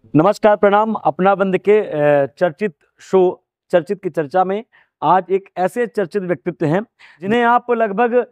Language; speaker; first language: Hindi; native; Hindi